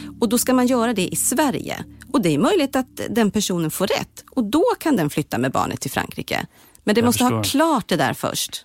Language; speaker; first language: Swedish; native; Swedish